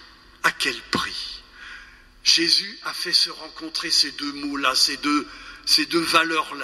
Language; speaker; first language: French; native; French